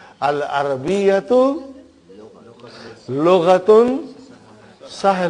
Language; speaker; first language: Arabic; non-native, fluent; Urdu